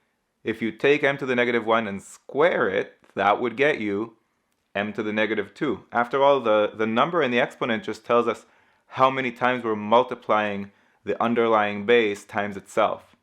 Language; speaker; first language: English; native; English